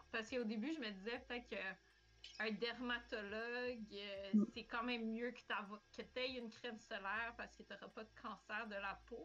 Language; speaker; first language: French; native; French